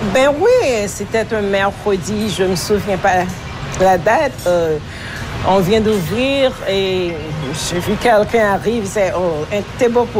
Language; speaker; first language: French; non-native, local second language; Haitian Creole